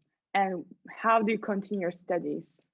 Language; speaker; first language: English; non-native, fluent; Turkish